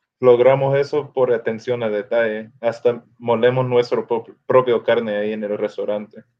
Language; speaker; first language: Spanish; early bilingual, other home language; English